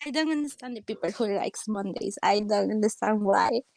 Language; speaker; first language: English; non-native, learner; Spanish